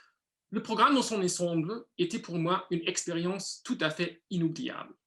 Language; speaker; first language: French; non-native, fluent; German